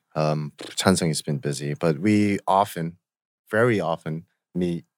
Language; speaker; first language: English; early bilingual, other home language; Korean